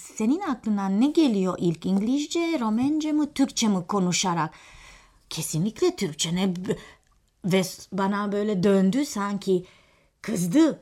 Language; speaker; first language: Turkish; non-native, fluent; Romanian